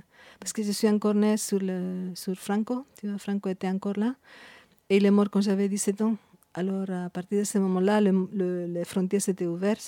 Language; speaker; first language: French; non-native, fluent; Spanish